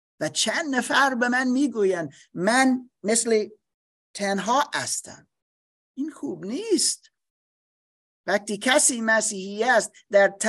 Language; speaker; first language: Persian; non-native, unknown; English